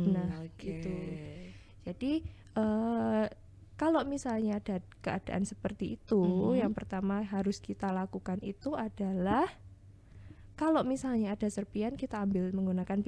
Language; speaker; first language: Indonesian; native; Indonesian